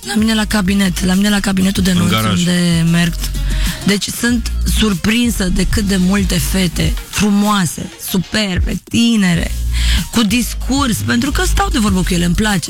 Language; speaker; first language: Romanian; native; Romanian